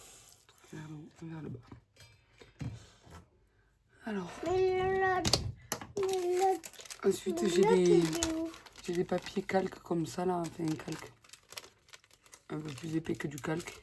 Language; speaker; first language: French; native; French